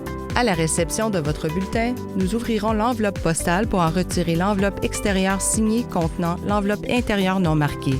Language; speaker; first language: French; native; French